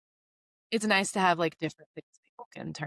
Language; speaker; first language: English; native; English